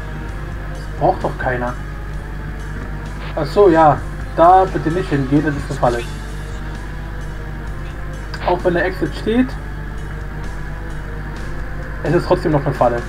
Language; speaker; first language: German; native; German